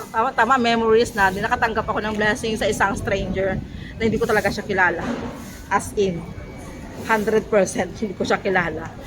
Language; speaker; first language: Filipino; non-native, local second language; Cebuano